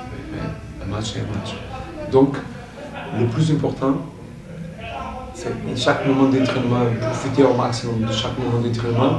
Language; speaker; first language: French; non-native, fluent; Portuguese